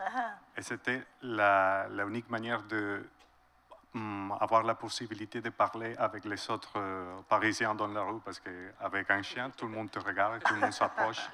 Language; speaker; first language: French; non-native, fluent; Spanish